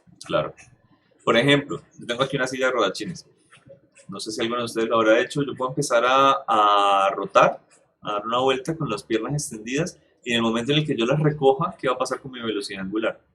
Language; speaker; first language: Spanish; native; Spanish